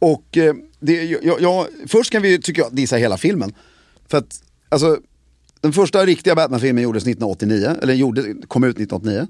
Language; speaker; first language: Swedish; native; Swedish